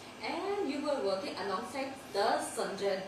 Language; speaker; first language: English; non-native, local second language; Hindi